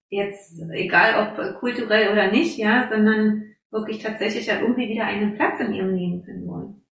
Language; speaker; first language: German; native; German